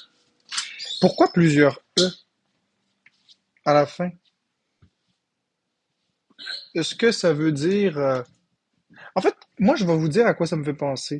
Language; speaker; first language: French; native; French